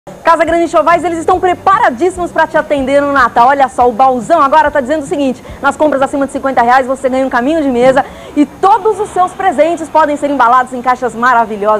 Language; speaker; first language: Portuguese; native; Portuguese